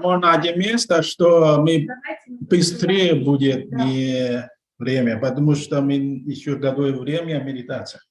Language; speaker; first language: Russian; non-native, learner; Chinese